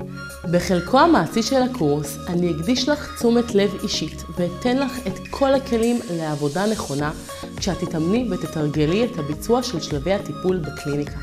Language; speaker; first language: Hebrew; native; Hebrew